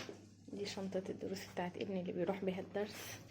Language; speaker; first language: Arabic; native; Arabic